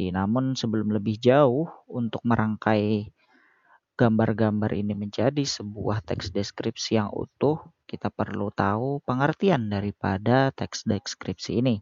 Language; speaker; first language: Indonesian; native; Indonesian